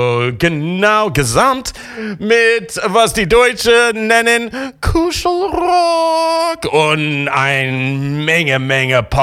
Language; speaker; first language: German; non-native, fluent; English